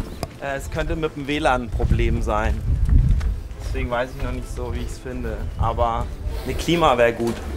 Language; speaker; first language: German; native; German